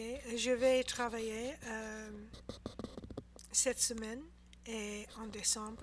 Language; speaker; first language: French; non-native, learner; English